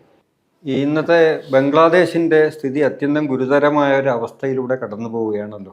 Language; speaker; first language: Malayalam; native; Malayalam